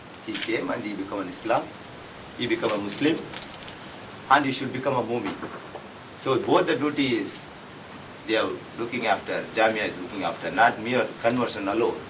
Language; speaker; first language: English; non-native, local second language; Tamil